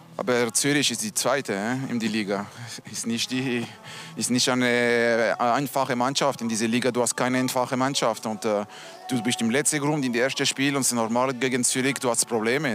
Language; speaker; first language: German; non-native, local second language; Italian